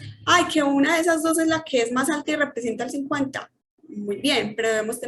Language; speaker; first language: Spanish; native; Spanish